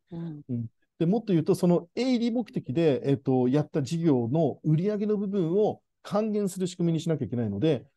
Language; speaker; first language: Japanese; native; Japanese